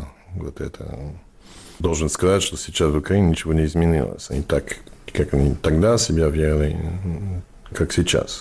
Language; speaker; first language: Russian; non-native, fluent; English